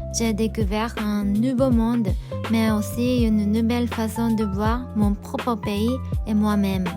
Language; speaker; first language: French; non-native, fluent; Japanese